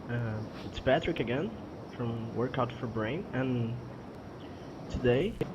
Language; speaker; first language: English; non-native, fluent; Portuguese